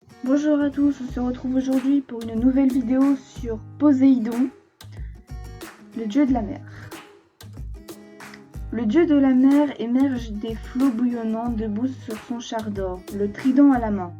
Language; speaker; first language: French; native; French